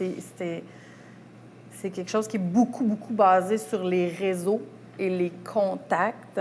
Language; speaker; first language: French; native; French